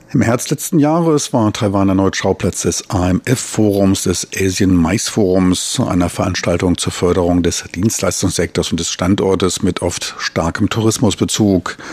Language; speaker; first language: German; native; German